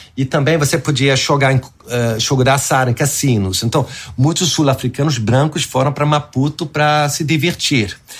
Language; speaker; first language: Portuguese; non-native, fluent; Swedish